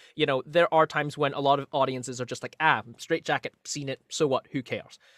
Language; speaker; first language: English; native; English